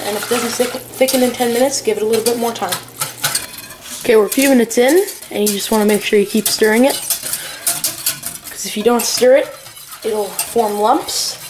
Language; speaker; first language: English; native; English